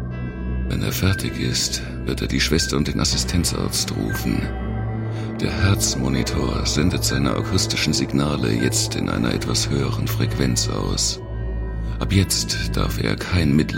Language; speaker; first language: German; native; German